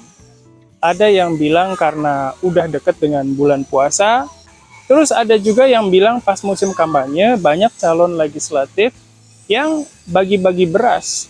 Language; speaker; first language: Indonesian; native; Indonesian